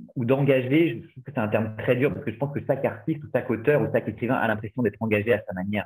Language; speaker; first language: French; native; French